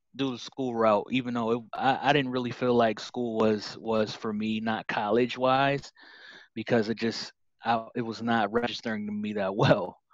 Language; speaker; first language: English; native; English